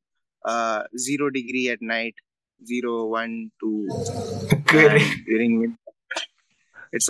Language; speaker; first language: English; non-native, local second language; Malayalam